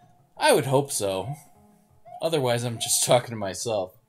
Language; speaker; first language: English; native; English